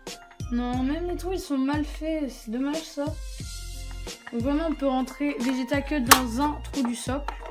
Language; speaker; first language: French; native; French